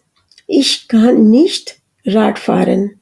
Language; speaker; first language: German; non-native, fluent; Urdu